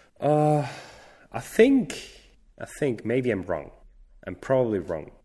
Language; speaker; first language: English; non-native, fluent; Spanish